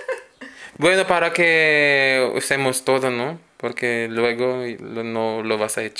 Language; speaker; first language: Spanish; non-native, learner; Filipino